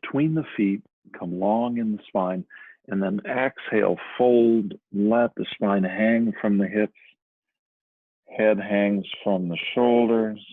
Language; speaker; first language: English; native; English